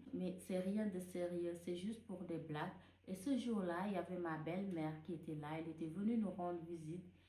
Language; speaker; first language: French; non-native, local second language; Wolof